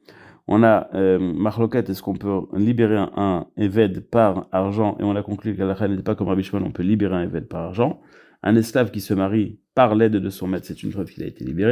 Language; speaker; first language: French; native; French